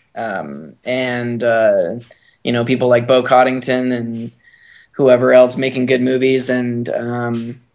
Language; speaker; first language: English; native; English